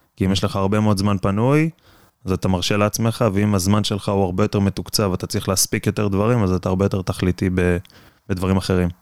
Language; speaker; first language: Hebrew; native; Hebrew